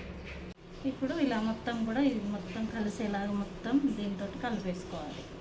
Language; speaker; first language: Telugu; native; Telugu